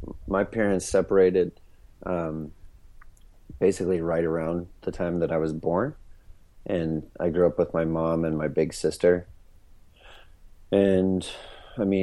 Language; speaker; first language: English; native; English